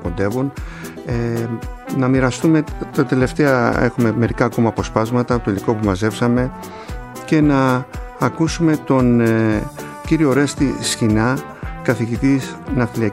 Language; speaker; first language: Greek; native; Greek